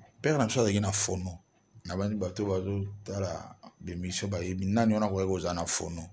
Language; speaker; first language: Lingala; native; Lingala